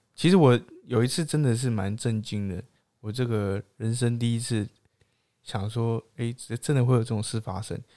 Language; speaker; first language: Chinese; native; Chinese